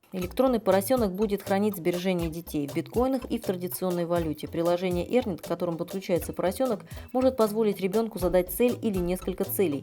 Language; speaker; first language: Russian; native; Russian